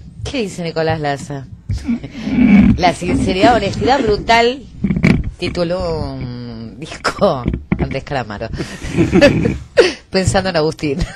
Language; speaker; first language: Spanish; native; Spanish